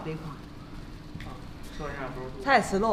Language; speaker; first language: English; non-native, learner; Chinese